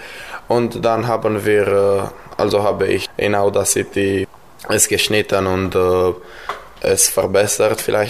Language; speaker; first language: German; non-native, local second language; Romanian